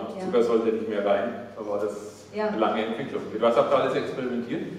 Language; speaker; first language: German; native; German